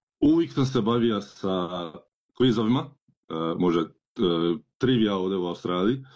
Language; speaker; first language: Serbian; early bilingual, heritage; Croatian